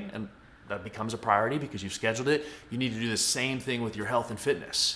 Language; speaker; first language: English; native; English